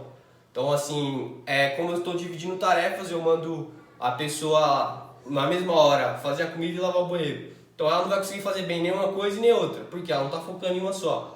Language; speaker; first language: Portuguese; native; Portuguese